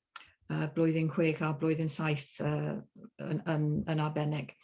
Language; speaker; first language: Welsh; non-native, learner; English